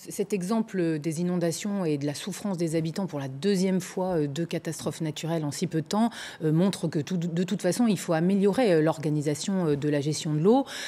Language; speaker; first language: French; native; French